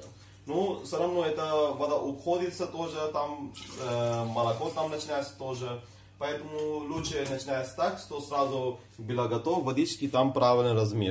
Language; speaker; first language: Russian; non-native, fluent; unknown